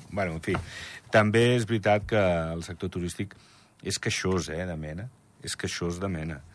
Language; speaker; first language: Catalan; native; Catalan